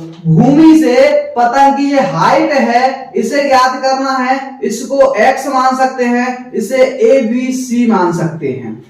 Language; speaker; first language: Hindi; native; Hindi